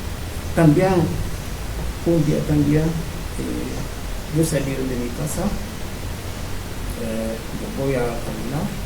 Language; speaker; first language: Spanish; non-native, learner; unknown